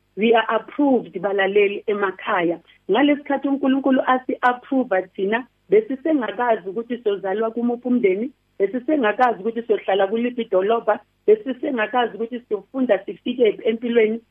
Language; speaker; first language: Zulu; native; Zulu